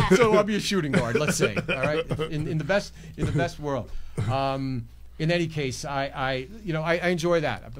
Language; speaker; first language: English; native; English